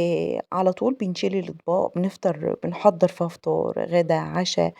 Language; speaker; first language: Arabic; native; Arabic